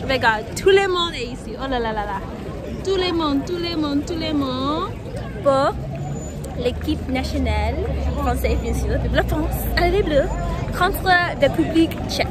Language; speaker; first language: French; non-native, learner; English